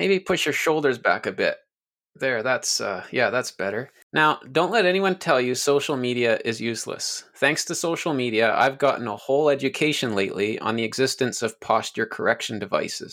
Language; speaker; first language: English; native; English